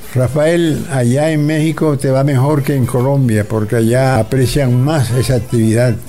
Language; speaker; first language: Spanish; native; Spanish